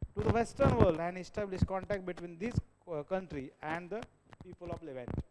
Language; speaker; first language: English; non-native, local second language; Marathi